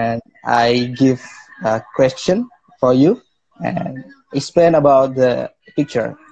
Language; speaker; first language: English; non-native, learner; Indonesian